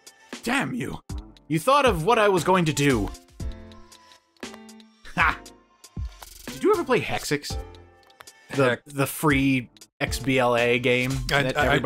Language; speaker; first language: English; native; English